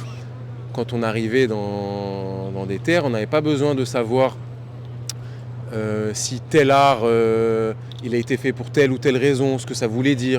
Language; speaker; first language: French; early bilingual, other home language; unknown